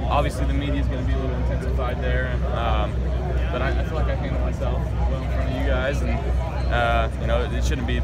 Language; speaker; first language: English; native; English